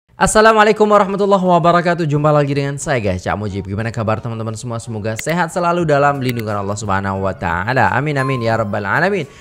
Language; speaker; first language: Indonesian; native; Indonesian